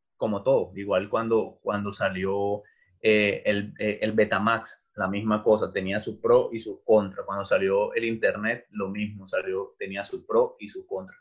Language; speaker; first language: Spanish; native; Spanish